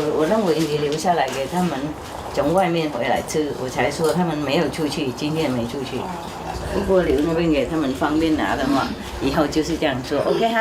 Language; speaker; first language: Chinese; non-native, fluent; Vietnamese